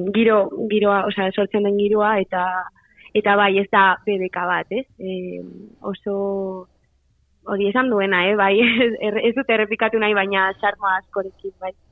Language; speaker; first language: Basque; non-native, local second language; Spanish